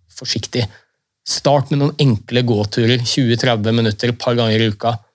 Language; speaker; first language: Norwegian; native; Norwegian